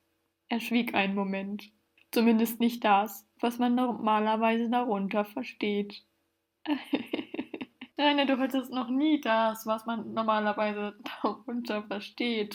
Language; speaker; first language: German; native; German